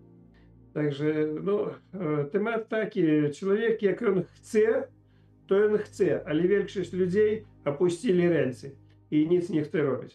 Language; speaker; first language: Polish; non-native, learner; Ukrainian